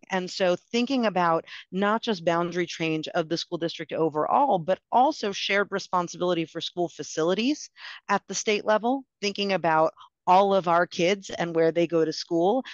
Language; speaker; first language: English; native; English